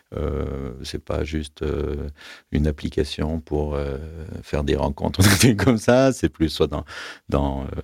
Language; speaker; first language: French; native; French